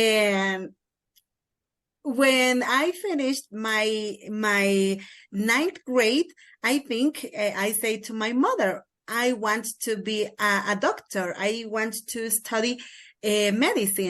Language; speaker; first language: English; non-native, learner; Kaqchikel